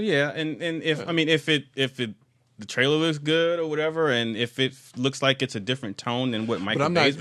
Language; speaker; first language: English; native; English